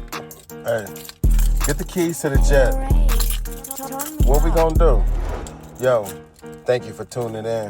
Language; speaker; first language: English; native; English